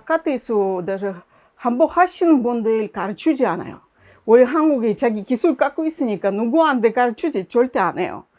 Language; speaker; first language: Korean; non-native, learner; Russian